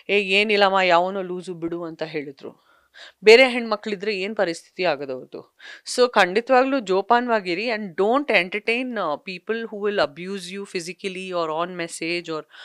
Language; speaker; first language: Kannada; non-native, local second language; Sindhi